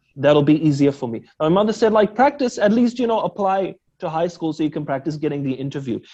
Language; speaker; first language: English; native; English